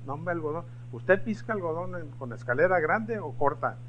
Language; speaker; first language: Spanish; early bilingual, heritage; Spanish